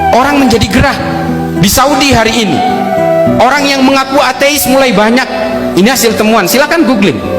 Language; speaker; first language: Indonesian; non-native, local second language; Madurese